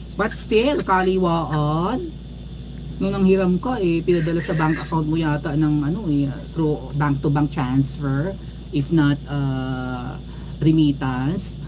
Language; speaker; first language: Filipino; native; Filipino